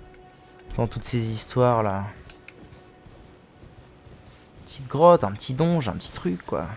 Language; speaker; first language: French; native; French